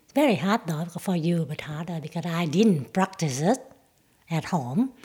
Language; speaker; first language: English; non-native, learner; Vietnamese